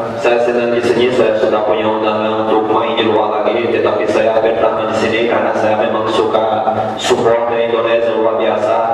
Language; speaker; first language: Indonesian; non-native, fluent; Portuguese